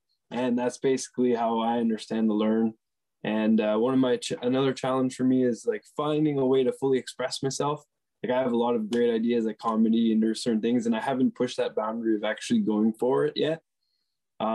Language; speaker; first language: English; non-native, fluent; French